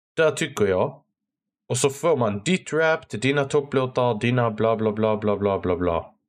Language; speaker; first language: Swedish; early bilingual, other home language; Arabic